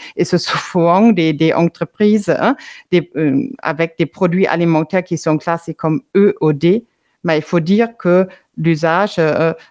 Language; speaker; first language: French; non-native, fluent; German